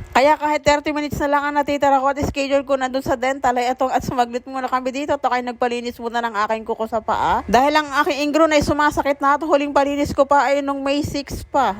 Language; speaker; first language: Filipino; native; Filipino